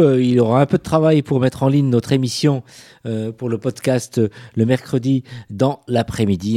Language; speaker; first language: French; native; French